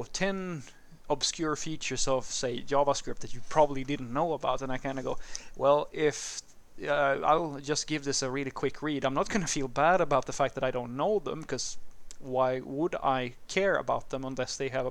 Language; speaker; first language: English; non-native, fluent; Swedish